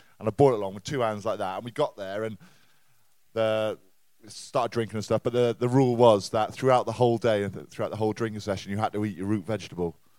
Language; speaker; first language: English; native; English